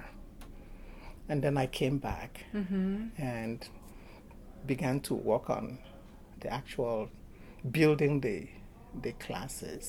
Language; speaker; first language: English; non-native, local second language; Igbo